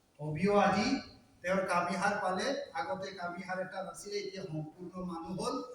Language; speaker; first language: Assamese; non-native, local second language; Sadri